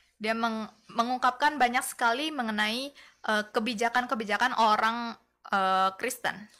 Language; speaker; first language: Indonesian; native; Indonesian